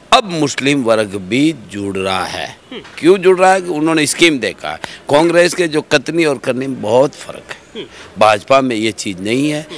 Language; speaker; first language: Hindi; native; Hindi